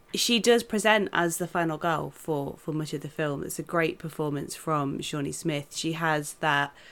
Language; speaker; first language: English; native; English